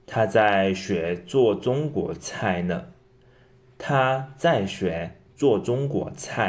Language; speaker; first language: Chinese; non-native, fluent; English